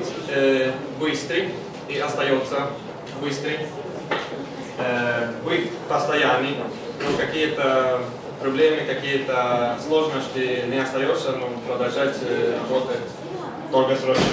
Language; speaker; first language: Russian; non-native, learner; Swedish